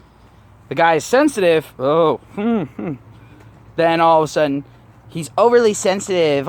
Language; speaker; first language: English; native; English